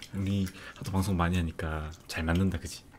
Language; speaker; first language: Korean; native; Korean